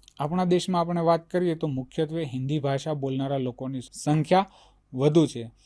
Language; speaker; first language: Gujarati; native; Gujarati